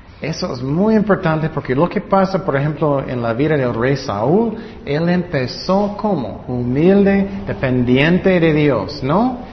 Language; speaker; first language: Spanish; non-native, fluent; English